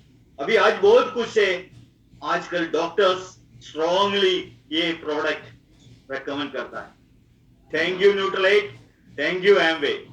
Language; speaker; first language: Hindi; non-native, local second language; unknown